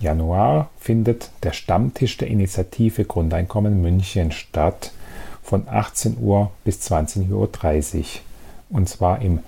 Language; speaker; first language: German; native; German